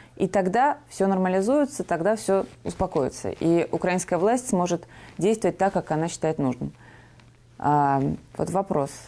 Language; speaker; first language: Russian; non-native, local second language; Georgian